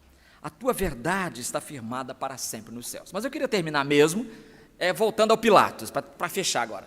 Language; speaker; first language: Portuguese; native; Portuguese